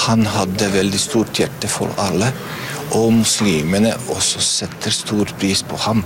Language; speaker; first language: Norwegian; non-native, learner; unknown